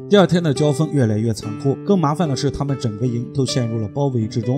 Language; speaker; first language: Chinese; native; Chinese